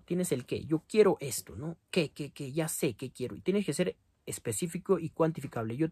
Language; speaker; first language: Spanish; native; Spanish